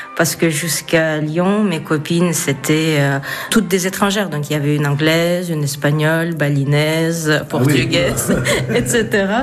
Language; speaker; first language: French; non-native, fluent; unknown